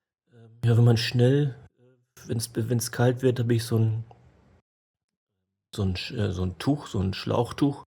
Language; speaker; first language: German; native; German